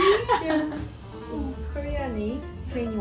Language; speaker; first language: English; non-native, learner; Korean